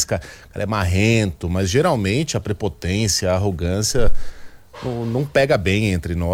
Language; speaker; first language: Portuguese; native; Portuguese